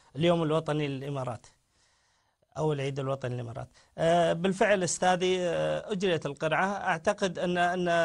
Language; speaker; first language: Arabic; native; Arabic